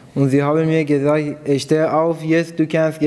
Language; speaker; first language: German; non-native, learner; Persian